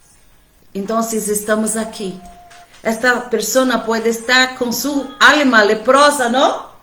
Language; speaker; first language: Spanish; non-native, fluent; Portuguese